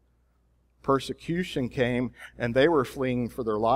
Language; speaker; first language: English; native; English